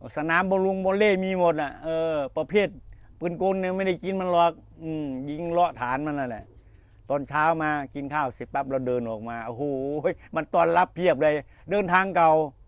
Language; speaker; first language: Thai; native; Thai